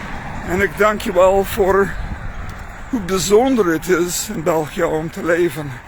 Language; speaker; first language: Dutch; non-native, fluent; English